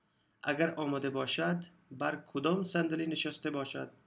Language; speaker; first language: Persian; non-native, fluent; Urdu